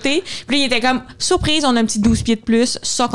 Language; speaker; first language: French; native; French